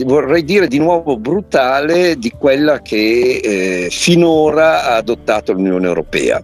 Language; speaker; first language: Italian; native; Italian